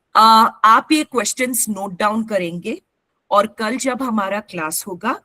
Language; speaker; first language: Hindi; non-native, local second language; Marathi